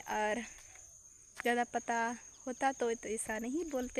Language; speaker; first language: Hindi; non-native, local second language; Santali